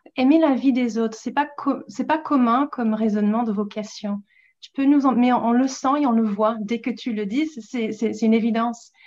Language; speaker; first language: French; non-native, fluent; English